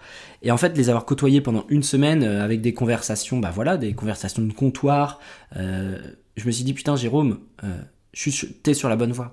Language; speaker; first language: French; native; French